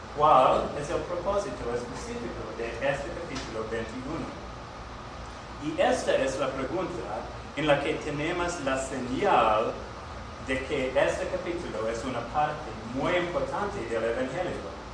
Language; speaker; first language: Spanish; non-native, learner; English